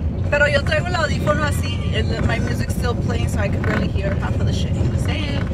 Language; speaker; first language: English; early bilingual, other home language; Spanish